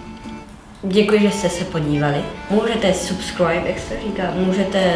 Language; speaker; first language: Czech; non-native, learner; French